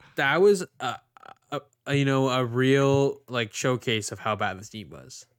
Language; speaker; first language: English; early bilingual, other home language; Maltese